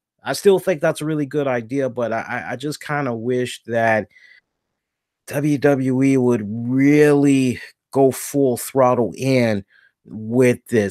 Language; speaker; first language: English; native; English